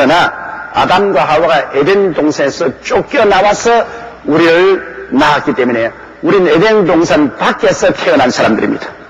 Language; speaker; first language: Korean; native; Korean